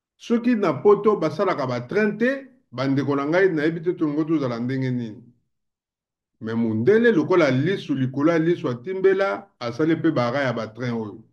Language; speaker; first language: Lingala; native; Lingala